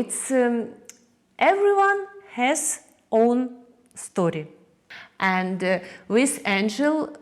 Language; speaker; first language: English; non-native, learner; Russian